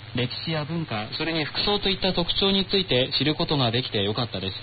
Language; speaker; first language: Japanese; non-native, fluent; Chinese